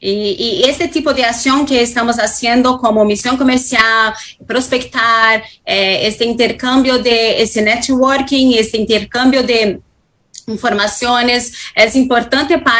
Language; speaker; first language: Spanish; non-native, fluent; Portuguese